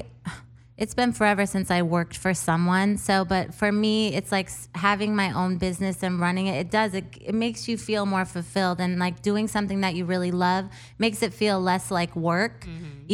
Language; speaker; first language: English; native; English